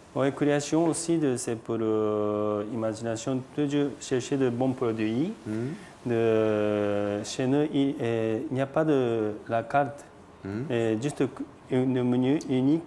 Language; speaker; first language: French; non-native, learner; Japanese